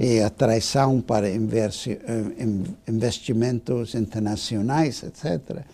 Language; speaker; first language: Portuguese; non-native, fluent; English